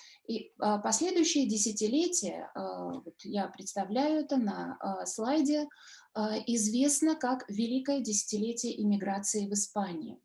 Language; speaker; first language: Russian; native; Russian